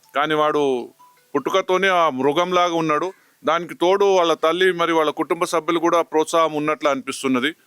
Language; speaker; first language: Telugu; native; Telugu